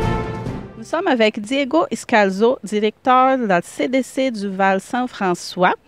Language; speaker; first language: French; native; French